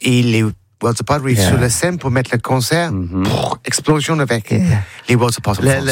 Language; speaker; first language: French; non-native, learner; English